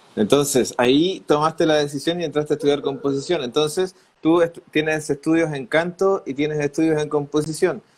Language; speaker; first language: Spanish; native; Spanish